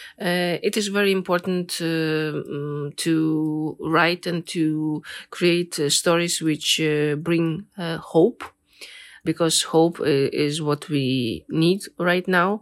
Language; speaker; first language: English; non-native, fluent; Ukrainian